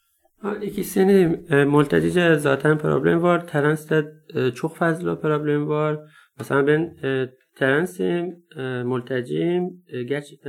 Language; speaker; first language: Turkish; non-native, learner; Persian